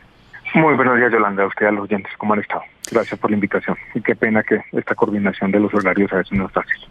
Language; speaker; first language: Spanish; native; Spanish